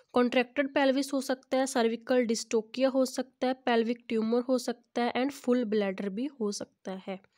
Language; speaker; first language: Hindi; non-native, local second language; Punjabi